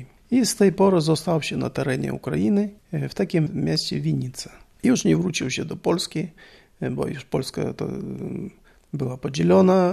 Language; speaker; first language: Polish; non-native, learner; Russian